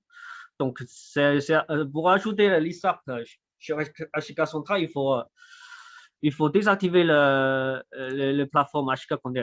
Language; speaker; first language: French; non-native, fluent; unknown